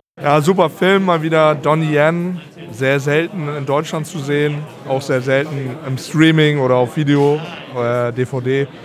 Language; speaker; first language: German; native; German